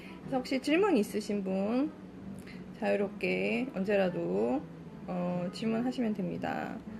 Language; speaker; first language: Korean; early bilingual, heritage; Korean